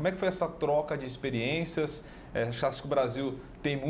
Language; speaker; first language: Portuguese; native; Portuguese